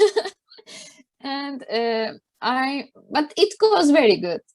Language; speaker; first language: English; non-native, learner; Turkish